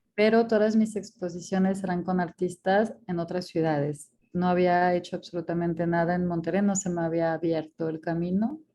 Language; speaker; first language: Spanish; non-native, fluent; French